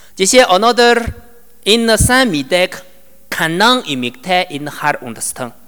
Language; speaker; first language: Mongolian; non-native, learner; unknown